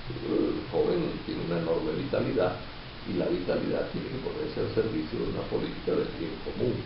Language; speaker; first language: Spanish; native; Spanish